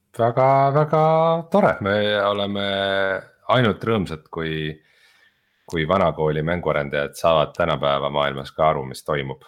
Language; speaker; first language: Estonian; native; Estonian